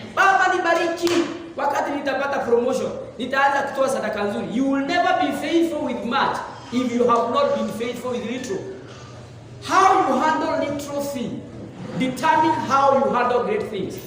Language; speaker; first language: English; non-native, local second language; Swahili